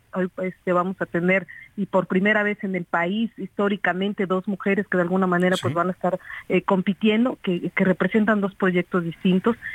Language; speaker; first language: Spanish; native; Spanish